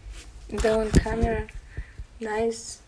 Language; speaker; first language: English; non-native, learner; Russian